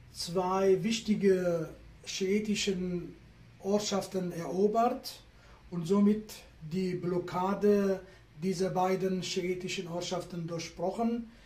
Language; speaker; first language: German; non-native, fluent; Kurdish